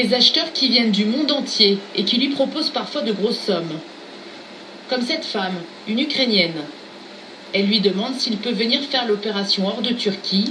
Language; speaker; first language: French; native; French